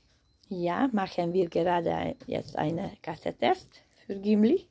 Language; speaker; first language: German; non-native, learner; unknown